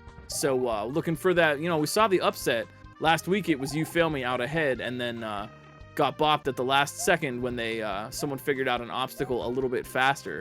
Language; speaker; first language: English; native; English